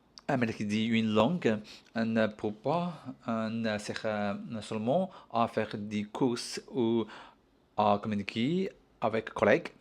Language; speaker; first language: French; non-native, learner; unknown